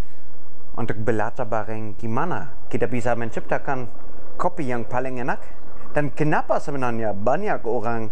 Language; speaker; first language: Indonesian; non-native, fluent; German